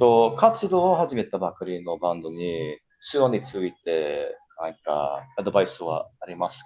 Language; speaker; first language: Japanese; non-native, fluent; English